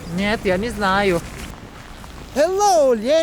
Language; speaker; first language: Russian; non-native, learner; Italian